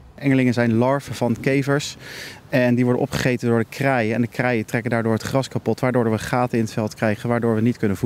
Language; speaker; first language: Dutch; native; Dutch